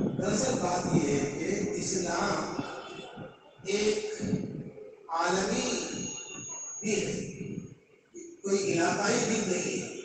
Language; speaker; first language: Urdu; native; Urdu